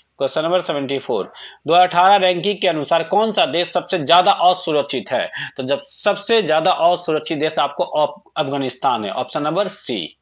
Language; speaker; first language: Hindi; native; Hindi